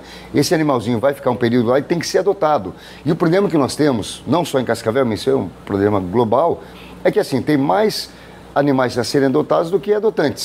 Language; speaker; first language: Portuguese; native; Portuguese